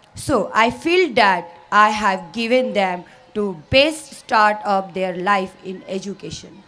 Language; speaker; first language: English; non-native, local second language; Hindi